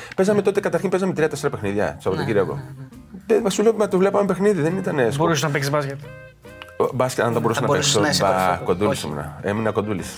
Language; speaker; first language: Greek; native; Greek